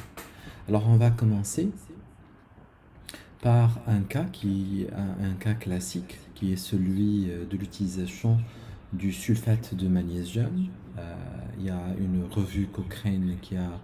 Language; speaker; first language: French; non-native, local second language; Arabic